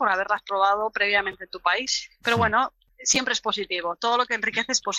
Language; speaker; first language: Spanish; native; Spanish